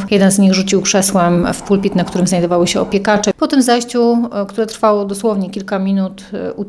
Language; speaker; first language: Polish; native; Polish